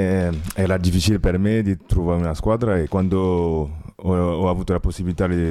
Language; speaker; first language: Italian; non-native, learner; French